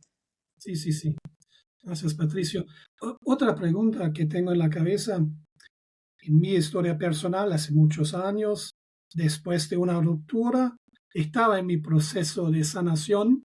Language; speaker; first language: Spanish; non-native, fluent; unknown